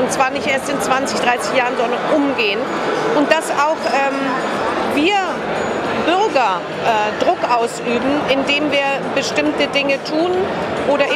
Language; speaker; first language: German; native; German